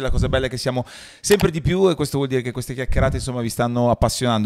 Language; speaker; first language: Italian; native; Italian